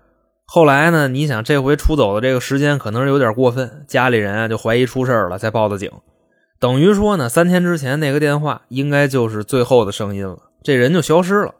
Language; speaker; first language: Chinese; native; Chinese